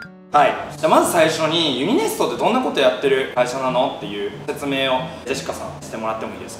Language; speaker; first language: Japanese; native; Japanese